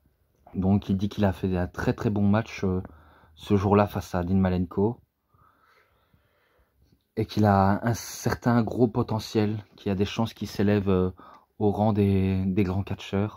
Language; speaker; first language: French; native; French